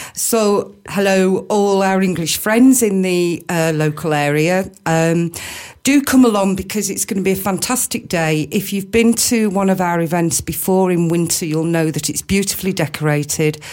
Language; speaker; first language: English; native; English